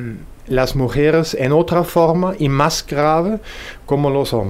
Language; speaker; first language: Spanish; non-native, fluent; German